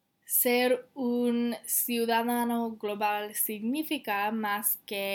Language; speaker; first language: Spanish; non-native, learner; English